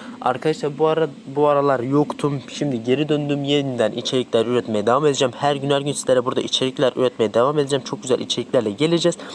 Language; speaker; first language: Turkish; non-native, local second language; Kurdish